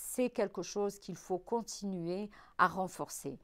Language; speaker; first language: French; non-native, local second language; Arabic